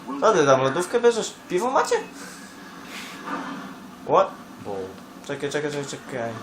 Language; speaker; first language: Polish; native; Polish